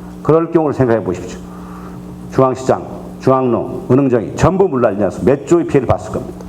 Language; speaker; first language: Korean; native; Korean